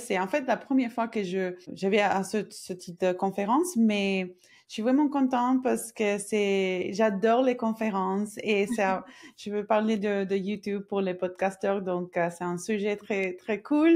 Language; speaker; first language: French; non-native, fluent; Spanish